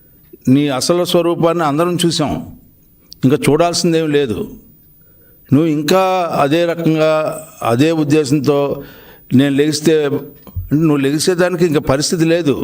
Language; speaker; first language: Telugu; native; Telugu